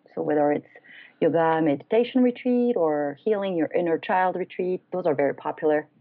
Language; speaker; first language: English; non-native, fluent; French